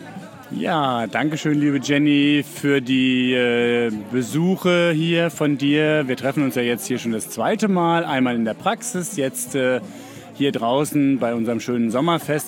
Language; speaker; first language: German; native; German